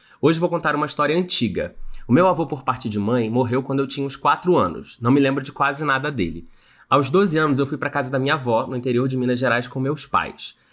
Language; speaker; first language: Portuguese; native; Portuguese